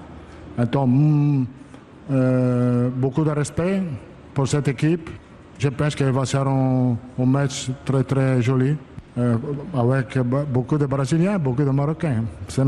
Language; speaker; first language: French; non-native, fluent; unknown